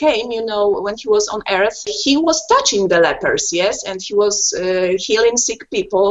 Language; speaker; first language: English; non-native, fluent; Polish